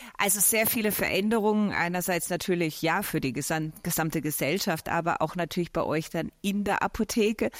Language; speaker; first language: German; native; German